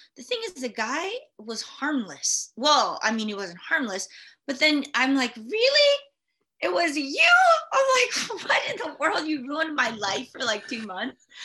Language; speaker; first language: English; early bilingual, other home language; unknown